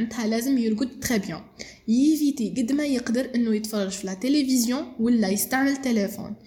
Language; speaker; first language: French; non-native, local second language; Arabic